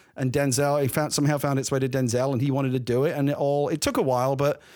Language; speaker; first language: English; native; English